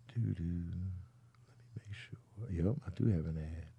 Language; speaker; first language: English; early bilingual, other home language; Yoruba